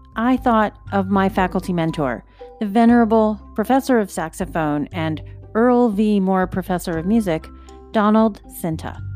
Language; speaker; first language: English; native; English